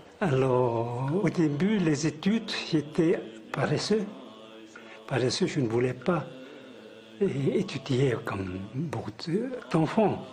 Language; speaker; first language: French; non-native, fluent; Tibetan